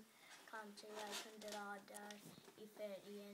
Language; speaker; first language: Norwegian; early bilingual, other home language; English